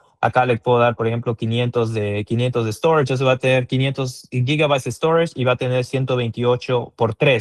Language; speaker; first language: Spanish; native; Spanish